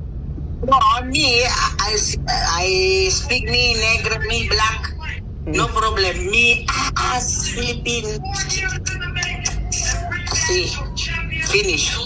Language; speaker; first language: English; non-native, learner; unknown